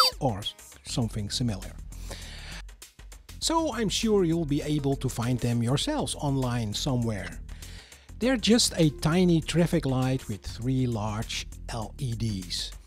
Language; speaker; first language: English; non-native, fluent; Dutch